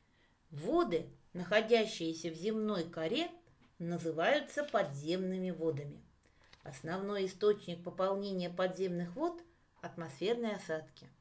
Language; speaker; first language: Russian; native; Russian